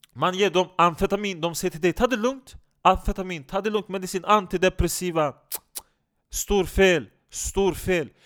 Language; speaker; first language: Swedish; non-native, fluent; Turkish